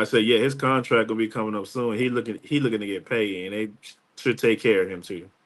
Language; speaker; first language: English; native; English